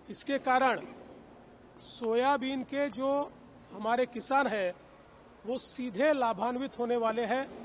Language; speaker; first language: Hindi; non-native, local second language; Marathi